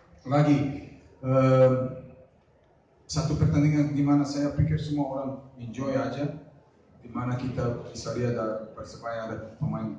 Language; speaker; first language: Indonesian; non-native, fluent; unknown